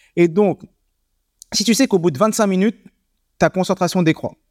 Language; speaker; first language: French; native; French